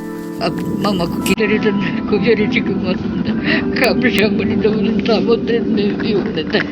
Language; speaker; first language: Korean; early bilingual, heritage; Korean